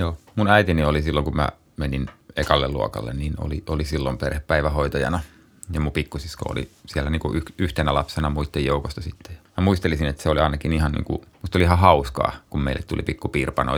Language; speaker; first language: Finnish; native; Finnish